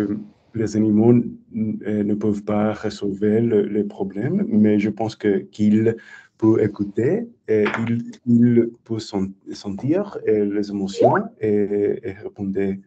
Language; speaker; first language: French; non-native, learner; English